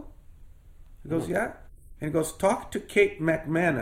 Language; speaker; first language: English; non-native, fluent; Portuguese